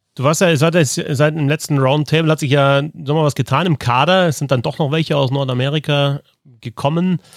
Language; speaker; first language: German; native; German